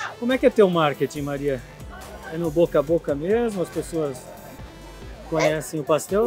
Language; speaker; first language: Portuguese; native; Portuguese